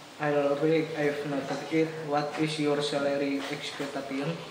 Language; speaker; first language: English; non-native, learner; Indonesian